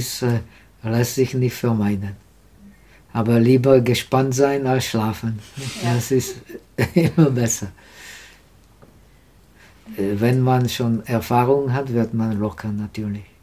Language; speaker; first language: German; non-native, learner; Czech